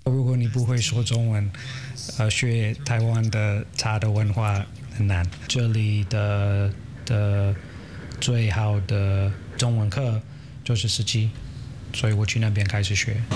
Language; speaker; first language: Chinese; non-native, learner; English